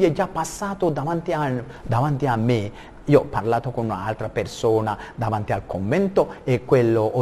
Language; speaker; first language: Italian; non-native, learner; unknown